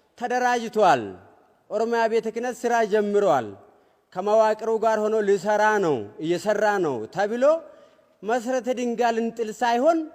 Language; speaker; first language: Amharic; non-native, local second language; Oromo